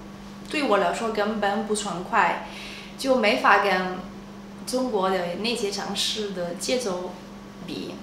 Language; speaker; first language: Chinese; non-native, fluent; Italian